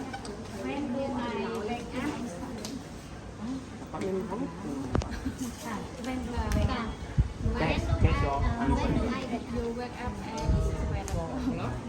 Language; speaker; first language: English; non-native, learner; Khmer